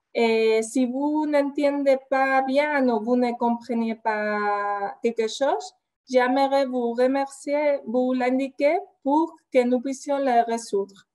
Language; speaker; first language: French; non-native, fluent; Spanish